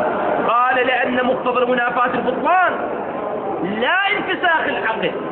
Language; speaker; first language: Arabic; native; Arabic